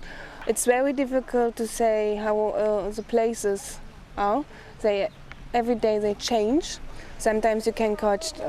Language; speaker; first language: English; non-native, fluent; German